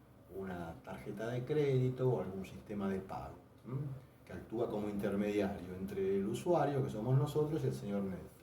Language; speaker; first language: Spanish; native; Spanish